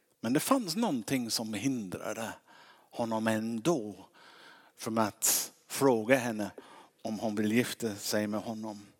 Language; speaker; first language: Swedish; non-native, fluent; English